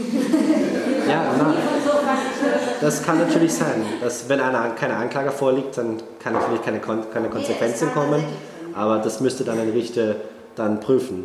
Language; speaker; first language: German; non-native, fluent; English